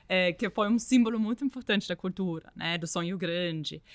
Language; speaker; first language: Portuguese; non-native, fluent; German